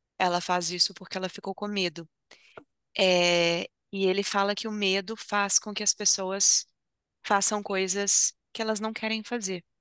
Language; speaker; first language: Portuguese; native; Portuguese